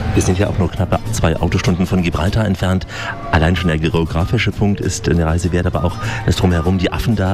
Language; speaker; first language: German; native; German